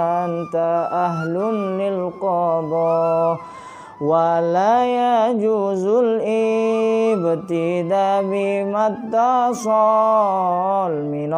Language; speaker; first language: Arabic; non-native, fluent; Indonesian